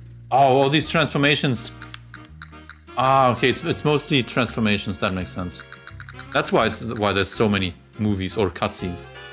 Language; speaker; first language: English; non-native, fluent; German